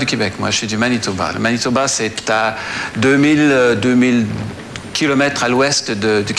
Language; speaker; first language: French; native; French